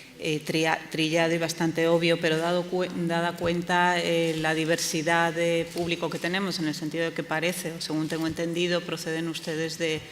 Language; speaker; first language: Spanish; native; Spanish